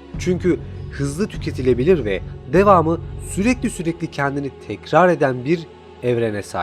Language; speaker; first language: Turkish; native; Turkish